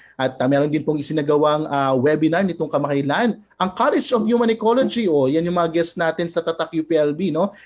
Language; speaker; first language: Filipino; native; Filipino